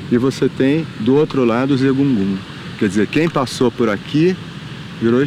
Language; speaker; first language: Portuguese; native; Portuguese